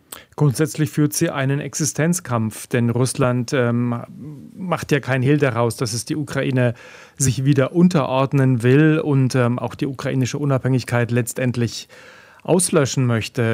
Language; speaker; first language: German; native; German